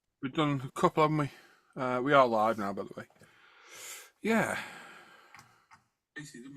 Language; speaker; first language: English; native; English